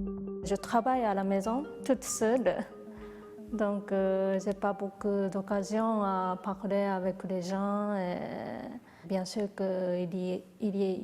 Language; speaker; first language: French; non-native, fluent; Japanese